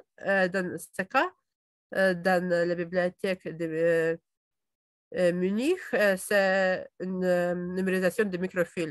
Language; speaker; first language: French; non-native, fluent; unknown